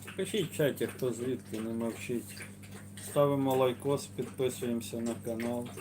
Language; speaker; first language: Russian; native; Russian